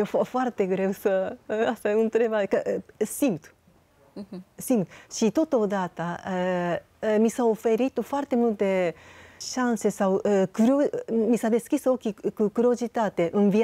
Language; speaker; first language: Romanian; non-native, fluent; Japanese